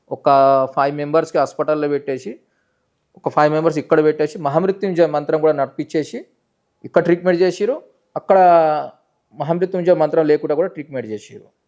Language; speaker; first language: Telugu; native; Telugu